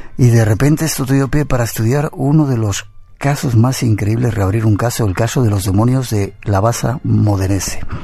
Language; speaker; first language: Spanish; native; Spanish